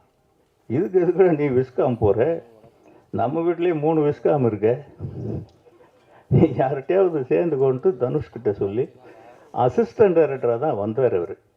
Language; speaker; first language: Tamil; native; Tamil